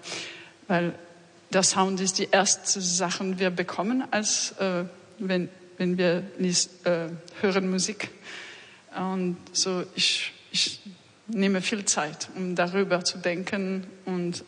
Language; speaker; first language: German; non-native, learner; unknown